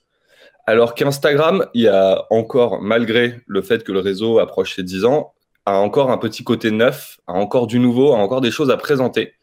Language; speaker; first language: French; native; French